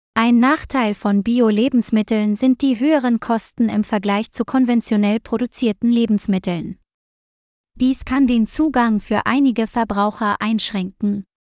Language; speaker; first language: German; non-native, learner; Vietnamese